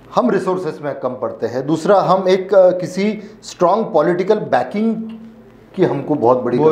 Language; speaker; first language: Hindi; non-native, local second language; Marathi